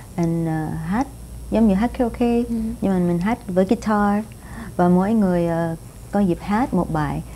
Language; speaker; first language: Vietnamese; non-native, fluent; Spanish